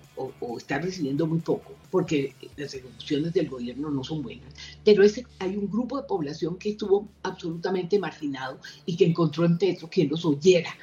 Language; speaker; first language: Spanish; native; Spanish